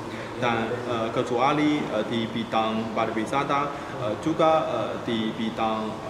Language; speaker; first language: Indonesian; non-native, fluent; Chinese